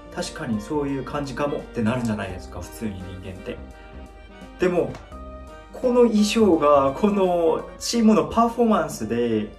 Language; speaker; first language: Japanese; non-native, fluent; Korean